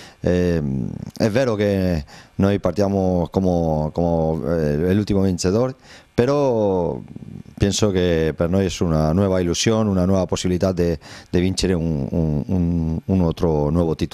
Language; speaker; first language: Italian; non-native, learner; Spanish